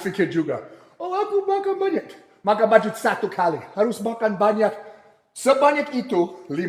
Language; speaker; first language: Indonesian; non-native, fluent; English